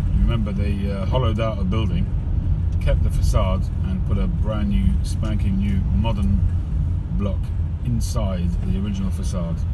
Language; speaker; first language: English; native; English